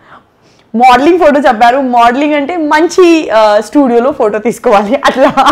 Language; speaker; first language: Telugu; non-native, learner; Gujarati